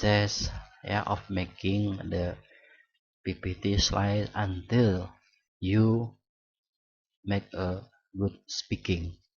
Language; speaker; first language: English; non-native, learner; Indonesian